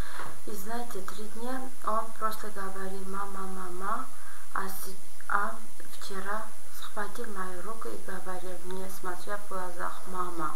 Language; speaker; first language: Russian; non-native, fluent; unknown